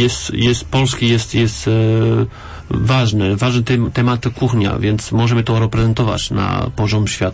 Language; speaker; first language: Polish; non-native, learner; French